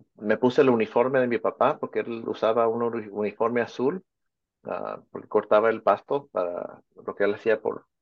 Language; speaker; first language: Spanish; early bilingual, heritage; Spanish